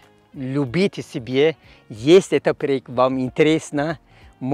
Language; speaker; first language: Russian; non-native, fluent; Turkish